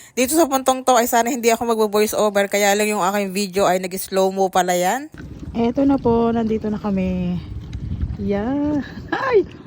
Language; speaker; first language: Filipino; native; Filipino